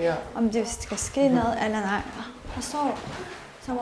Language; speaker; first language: Danish; early bilingual, other home language; Arabic